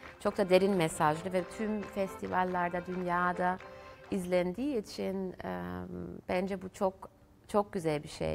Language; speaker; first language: Turkish; early bilingual, heritage; German